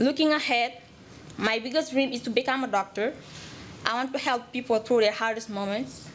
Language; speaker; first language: English; non-native, learner; Wolof